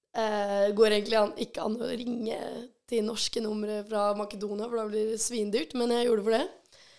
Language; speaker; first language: Norwegian; early bilingual, other home language; Albanian